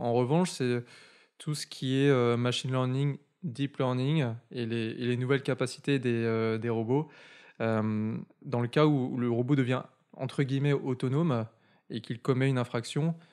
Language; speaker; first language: French; native; French